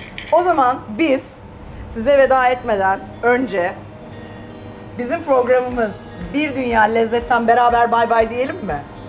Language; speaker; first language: Turkish; native; Turkish